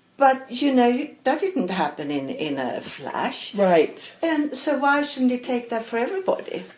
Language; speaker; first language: English; non-native, fluent; Swedish